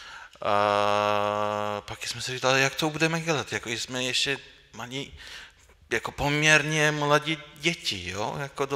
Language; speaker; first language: Czech; non-native, fluent; Turkish